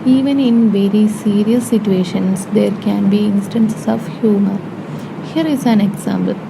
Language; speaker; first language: English; non-native, local second language; Malayalam